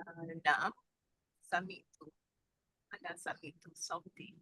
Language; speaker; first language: Arabic; non-native, learner; Malay